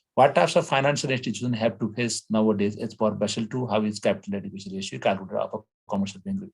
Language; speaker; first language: English; non-native, local second language; Nepali